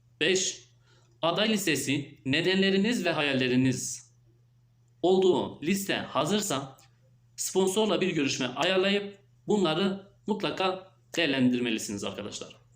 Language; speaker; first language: Turkish; native; Turkish